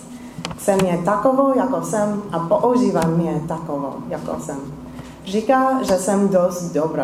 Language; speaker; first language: Czech; non-native, fluent; English